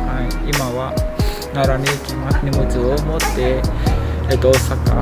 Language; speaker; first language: Japanese; non-native, learner; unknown